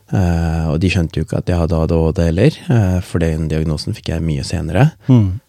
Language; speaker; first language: Norwegian; non-native, local second language; Tamil